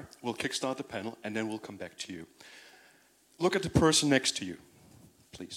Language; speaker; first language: English; non-native, fluent; German